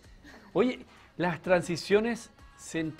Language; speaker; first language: Spanish; native; Spanish